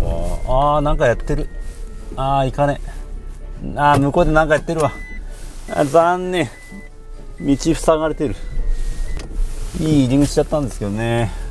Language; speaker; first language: Japanese; native; Japanese